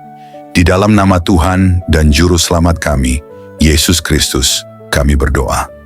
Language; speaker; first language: Indonesian; native; Indonesian